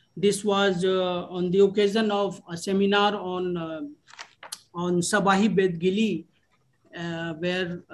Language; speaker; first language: English; non-native, local second language; Urdu